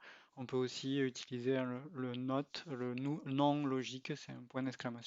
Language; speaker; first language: French; native; French